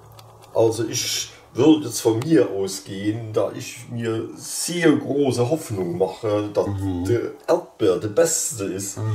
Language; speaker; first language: German; native; German